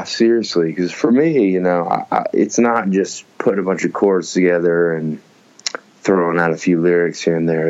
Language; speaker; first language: English; native; English